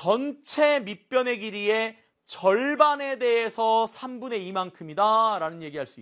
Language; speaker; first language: Korean; native; Korean